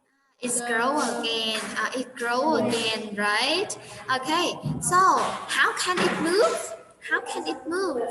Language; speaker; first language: English; non-native, fluent; Vietnamese